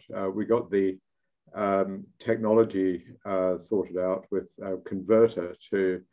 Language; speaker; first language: English; native; English